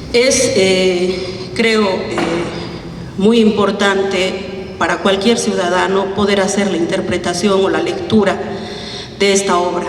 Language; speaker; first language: Spanish; native; Spanish